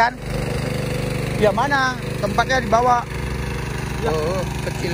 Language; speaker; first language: Indonesian; native; Indonesian